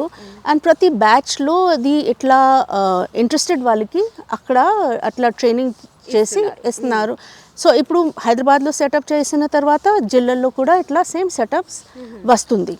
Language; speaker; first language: Telugu; non-native, local second language; Hindi